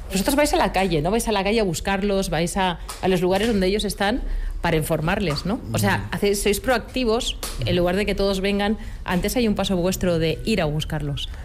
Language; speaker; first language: Spanish; native; Spanish